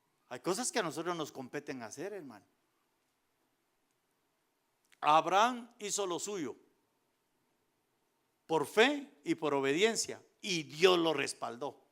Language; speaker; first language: Spanish; native; Spanish